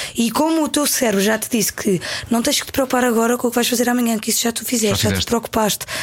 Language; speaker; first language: Portuguese; native; Portuguese